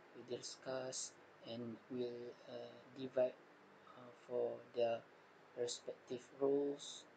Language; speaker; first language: English; non-native, local second language; Malay